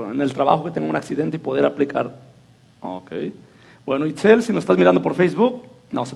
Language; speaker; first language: Spanish; native; Spanish